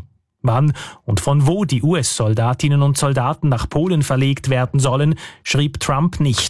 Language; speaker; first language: German; native; German